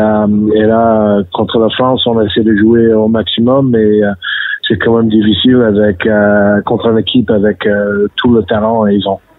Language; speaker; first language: French; non-native, fluent; English